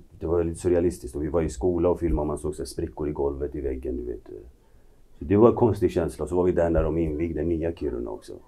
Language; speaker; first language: Swedish; early bilingual, other home language; Kurdish